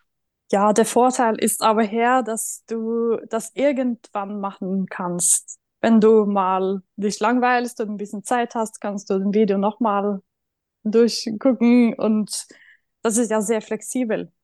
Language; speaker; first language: German; non-native, fluent; Norwegian